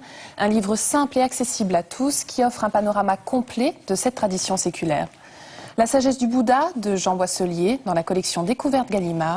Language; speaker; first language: French; native; French